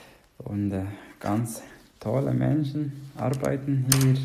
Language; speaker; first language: German; non-native, learner; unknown